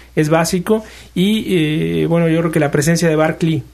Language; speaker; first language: Spanish; native; Spanish